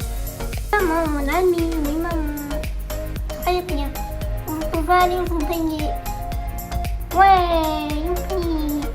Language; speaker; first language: French; native; French